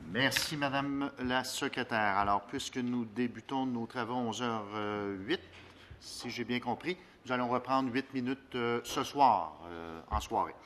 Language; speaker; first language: French; native; French